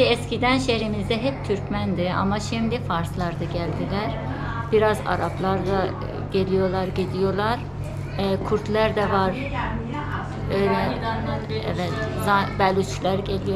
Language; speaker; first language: Turkish; non-native, fluent; Turkmen